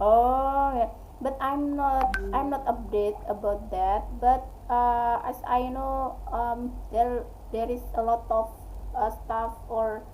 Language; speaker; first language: English; non-native, learner; Indonesian